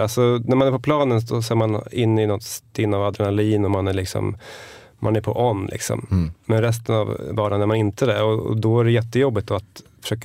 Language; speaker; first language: Swedish; native; Swedish